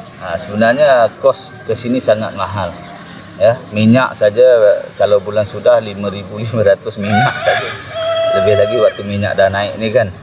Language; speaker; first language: Malay; native; Malay